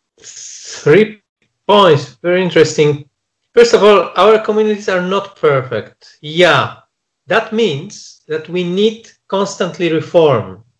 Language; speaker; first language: English; non-native, fluent; Polish